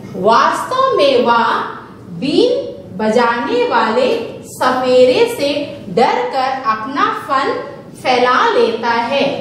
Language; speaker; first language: Hindi; native; Hindi